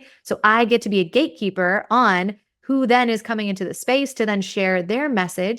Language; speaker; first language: English; native; English